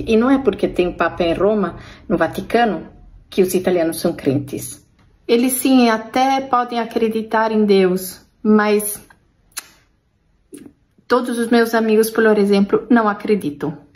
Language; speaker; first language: Portuguese; non-native, fluent; Italian